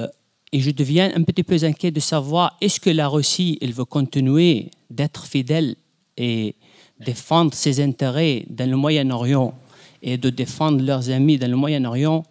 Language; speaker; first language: French; non-native, fluent; Arabic